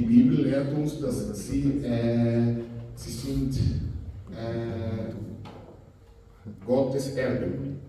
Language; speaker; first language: German; non-native, fluent; Portuguese